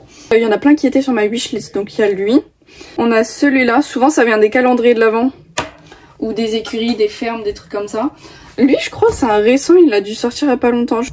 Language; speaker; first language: French; native; French